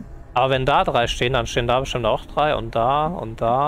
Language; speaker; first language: German; native; German